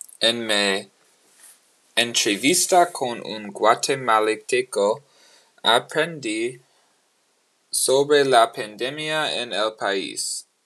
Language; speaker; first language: Spanish; non-native, learner; English